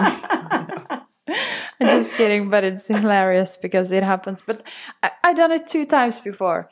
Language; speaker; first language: English; non-native, fluent; Norwegian